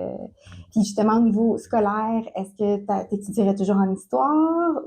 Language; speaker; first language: French; native; French